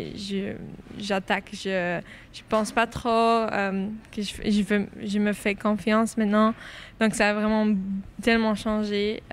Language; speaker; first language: French; non-native, local second language; Dutch